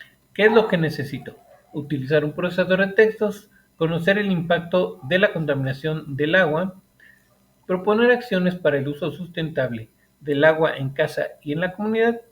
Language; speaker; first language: Spanish; native; Spanish